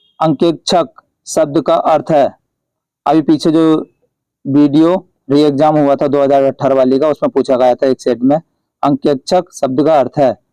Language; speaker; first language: Hindi; native; Hindi